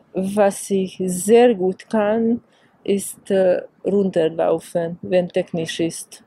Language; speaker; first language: German; non-native, fluent; Hungarian